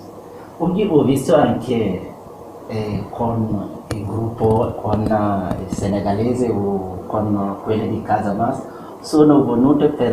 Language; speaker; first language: Italian; non-native, learner; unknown